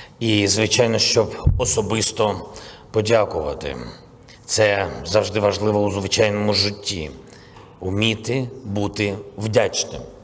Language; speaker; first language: Ukrainian; non-native, local second language; Russian